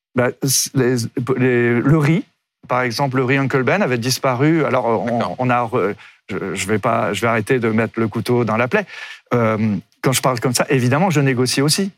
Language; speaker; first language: French; native; French